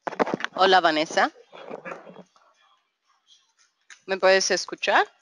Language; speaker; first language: Spanish; non-native, fluent; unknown